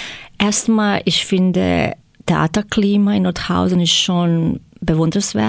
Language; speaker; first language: German; non-native, fluent; Croatian